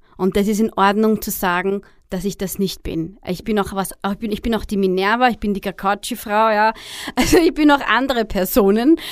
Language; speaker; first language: German; early bilingual, other home language; Arabic